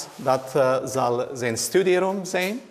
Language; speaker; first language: Dutch; non-native, learner; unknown